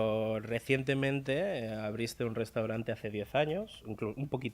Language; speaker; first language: Spanish; early bilingual, other home language; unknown